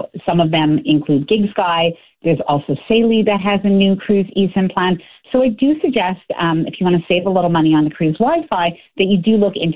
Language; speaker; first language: English; native; English